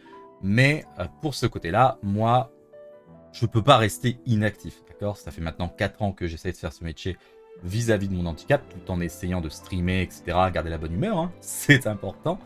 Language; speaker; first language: French; native; French